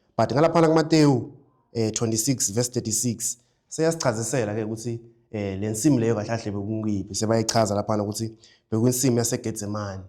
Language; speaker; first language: Zulu; non-native, local second language; Swati